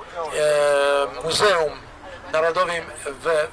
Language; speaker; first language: Polish; non-native, learner; Albanian